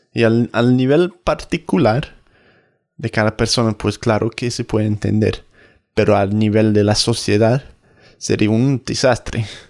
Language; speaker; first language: Spanish; non-native, fluent; English